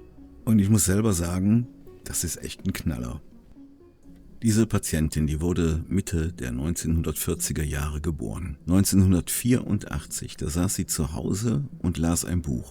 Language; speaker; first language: German; native; German